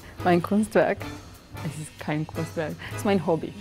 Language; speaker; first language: German; non-native, fluent; Serbian